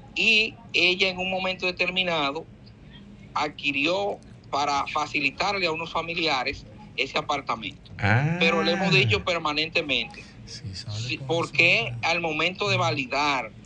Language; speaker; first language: Spanish; native; Spanish